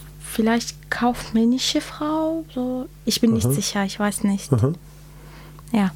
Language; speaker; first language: German; non-native, learner; Kurdish